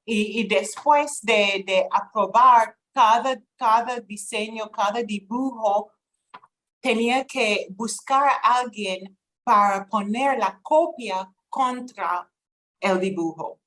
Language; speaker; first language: Spanish; non-native, fluent; English